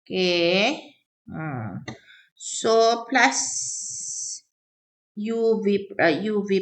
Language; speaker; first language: English; non-native, local second language; Malay